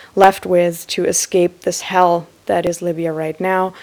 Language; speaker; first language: English; non-native, fluent; Slovak